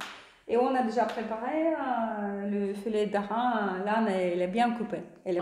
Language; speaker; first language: French; non-native, learner; Russian